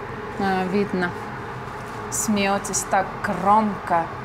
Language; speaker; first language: Russian; non-native, fluent; Armenian